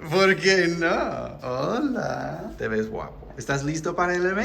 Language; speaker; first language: Spanish; non-native, fluent; English